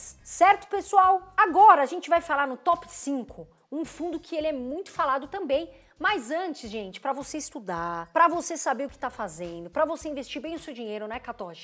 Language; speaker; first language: Portuguese; native; Portuguese